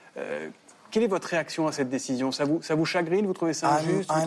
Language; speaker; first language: French; native; French